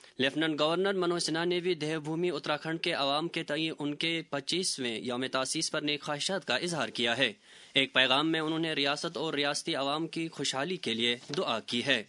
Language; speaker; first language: Urdu; non-native, local second language; Kashmiri